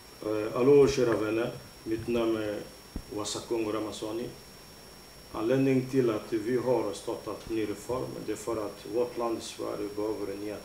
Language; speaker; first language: Swedish; non-native, fluent; Lingala